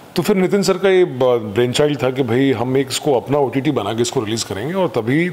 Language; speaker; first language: Hindi; native; Hindi